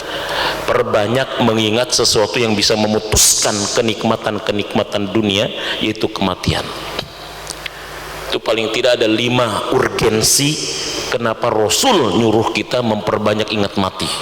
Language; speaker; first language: Indonesian; native; Indonesian